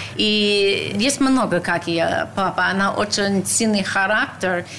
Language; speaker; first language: Russian; non-native, learner; English